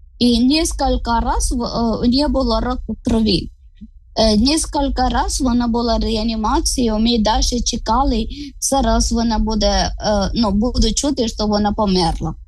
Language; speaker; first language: Ukrainian; non-native, fluent; Malayalam